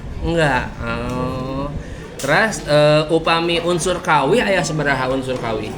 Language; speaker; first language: Sundanese; non-native, local second language; Indonesian